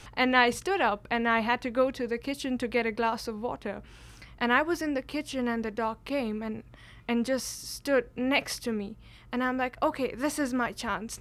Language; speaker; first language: English; non-native, local second language; Kashmiri